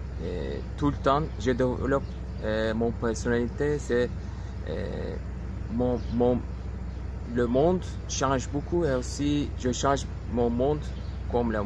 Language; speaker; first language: French; non-native, fluent; Turkish